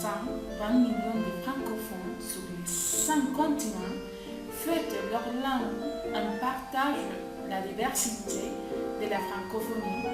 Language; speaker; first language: French; non-native, learner; Spanish